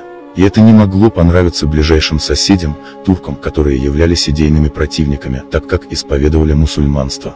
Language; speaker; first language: Russian; native; Russian